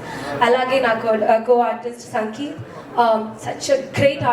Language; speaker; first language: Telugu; non-native, fluent; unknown